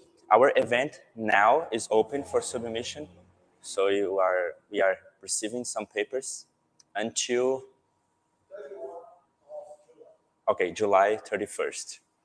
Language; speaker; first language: English; non-native, fluent; Portuguese